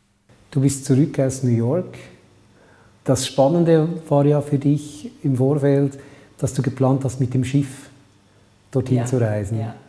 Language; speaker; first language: German; native; German